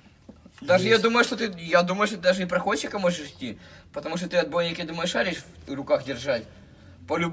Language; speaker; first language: Russian; native; Russian